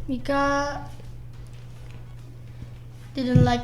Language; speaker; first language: English; non-native, learner; Indonesian